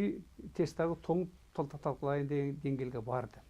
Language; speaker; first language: Kyrgyz; native; Kyrgyz